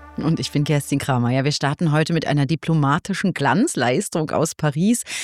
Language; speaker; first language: German; native; German